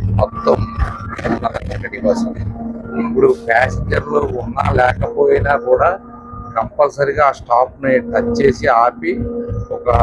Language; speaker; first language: Telugu; native; Telugu